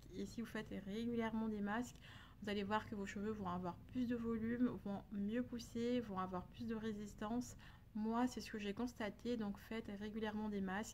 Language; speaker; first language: French; native; French